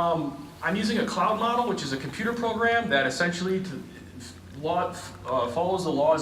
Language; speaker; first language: English; native; English